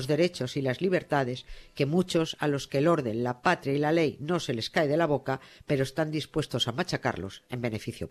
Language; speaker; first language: Spanish; native; Spanish